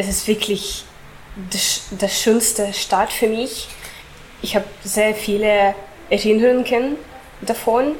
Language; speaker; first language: German; non-native, fluent; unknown